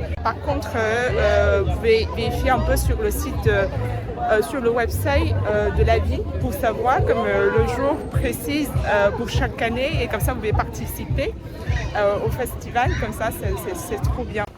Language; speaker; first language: French; non-native, learner; Vietnamese